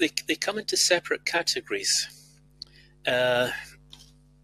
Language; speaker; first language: English; native; English